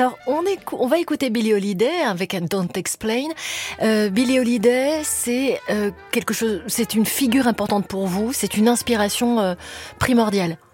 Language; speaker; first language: French; native; French